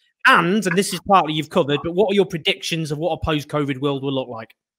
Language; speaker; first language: English; native; English